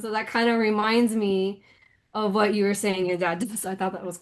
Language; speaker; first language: English; native; English